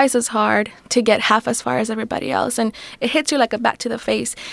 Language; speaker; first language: English; early bilingual, other home language; Spanish